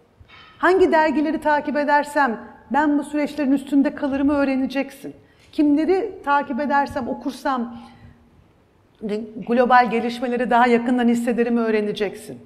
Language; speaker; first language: Turkish; native; Turkish